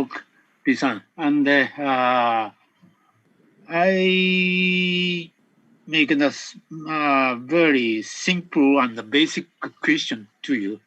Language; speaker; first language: English; non-native, fluent; Japanese